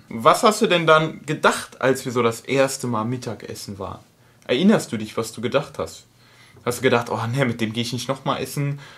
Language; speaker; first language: German; native; German